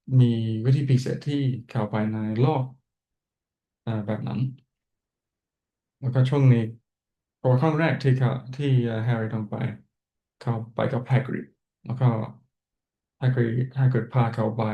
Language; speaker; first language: Thai; non-native, fluent; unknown